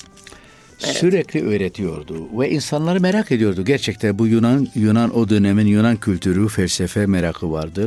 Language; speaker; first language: Turkish; non-native, fluent; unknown